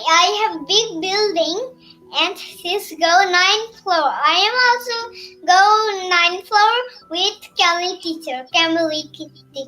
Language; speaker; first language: English; non-native, learner; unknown